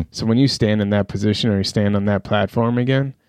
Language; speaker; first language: English; early bilingual, other home language; Persian